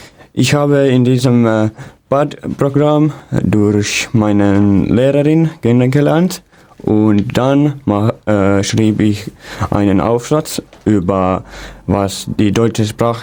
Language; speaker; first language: German; non-native, fluent; Finnish